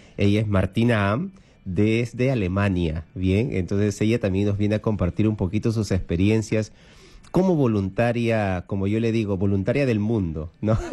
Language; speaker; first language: Spanish; native; Spanish